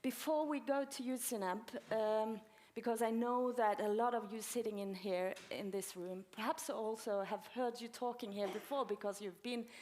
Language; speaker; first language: English; non-native, fluent; Norwegian